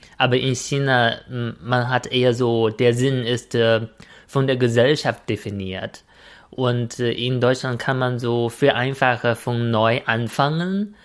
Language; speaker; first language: German; non-native, fluent; Chinese